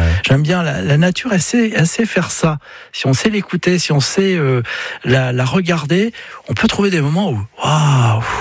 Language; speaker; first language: French; native; French